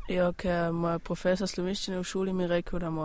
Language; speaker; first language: Slovenian; non-native, learner; German